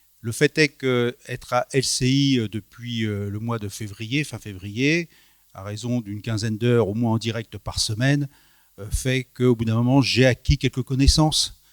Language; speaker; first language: French; native; French